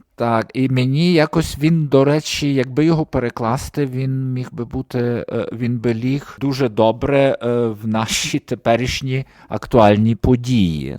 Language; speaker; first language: Ukrainian; native; Ukrainian